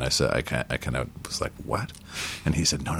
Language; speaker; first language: English; native; English